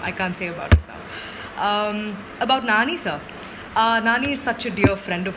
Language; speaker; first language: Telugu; non-native, fluent; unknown